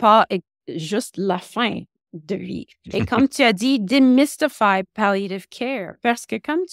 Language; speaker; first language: French; non-native, local second language; English